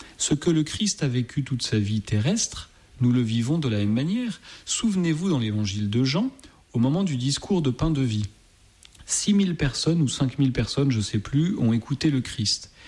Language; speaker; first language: French; native; French